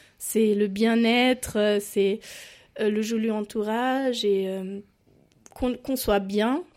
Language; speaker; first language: French; non-native, fluent; German